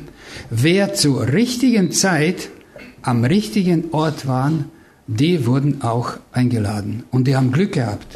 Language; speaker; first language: German; non-native, fluent; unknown